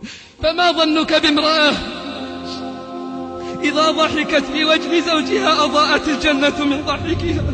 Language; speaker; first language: Arabic; native; Arabic